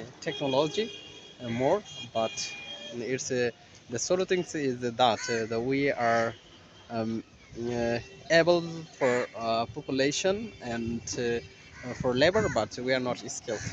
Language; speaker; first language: English; non-native, learner; Bangla